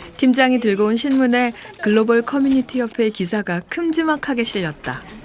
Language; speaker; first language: Korean; native; Korean